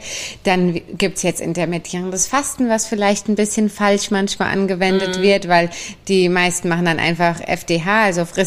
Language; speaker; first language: German; native; German